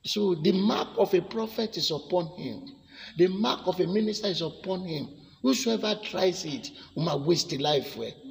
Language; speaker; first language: English; non-native, local second language; Yoruba